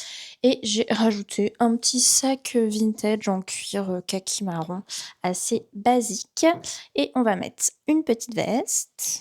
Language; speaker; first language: French; native; French